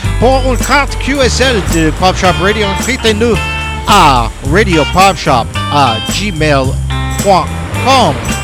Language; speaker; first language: French; non-native, learner; English